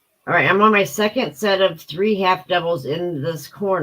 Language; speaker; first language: English; native; English